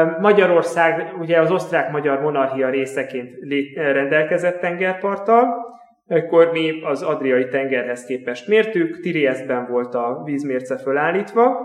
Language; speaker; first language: Hungarian; native; Hungarian